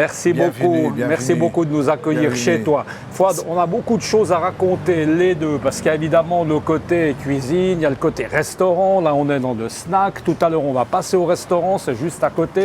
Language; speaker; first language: French; native; French